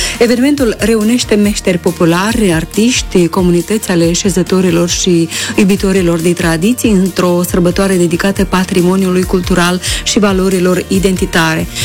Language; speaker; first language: Romanian; native; Romanian